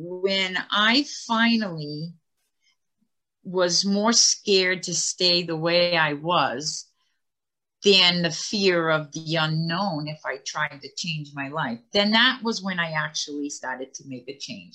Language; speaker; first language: English; native; English